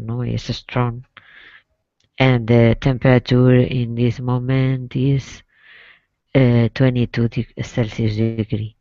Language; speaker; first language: English; non-native, learner; Spanish